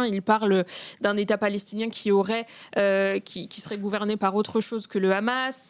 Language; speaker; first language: French; native; French